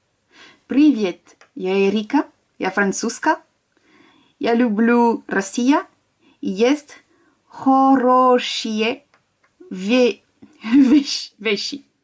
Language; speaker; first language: Russian; non-native, learner; French